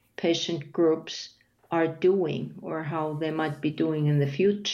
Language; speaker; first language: English; non-native, fluent; Icelandic